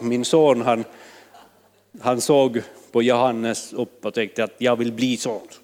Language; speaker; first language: Swedish; non-native, fluent; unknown